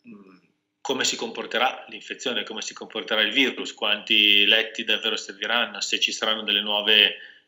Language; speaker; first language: Italian; native; Italian